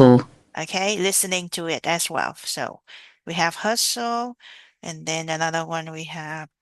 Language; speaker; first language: English; non-native, fluent; Vietnamese